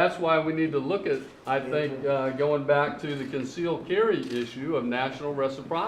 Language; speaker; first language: English; native; English